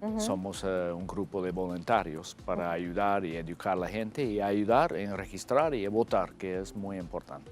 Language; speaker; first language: Spanish; non-native, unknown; English